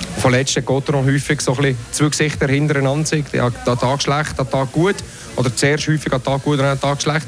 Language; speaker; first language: German; native; German